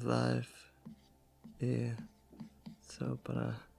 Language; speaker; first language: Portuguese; non-native, learner; German